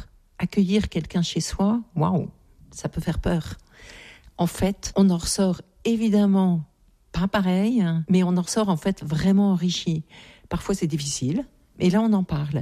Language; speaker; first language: French; native; French